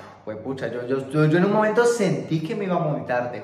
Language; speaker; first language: Spanish; native; Spanish